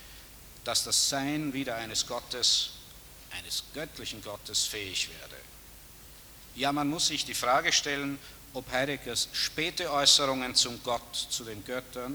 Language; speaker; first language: German; native; German